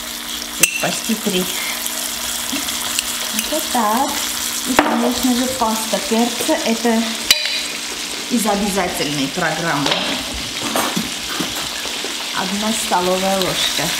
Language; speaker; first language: Russian; non-native, fluent; Armenian